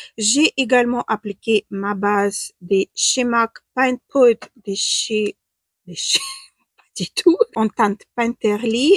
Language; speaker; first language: French; non-native, fluent; Ukrainian